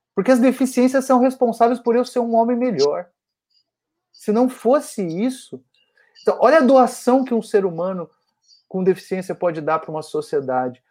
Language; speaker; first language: Portuguese; native; Portuguese